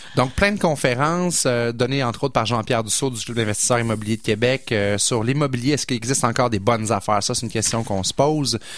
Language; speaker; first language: French; native; French